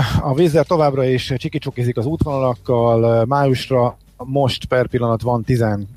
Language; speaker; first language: Hungarian; native; Hungarian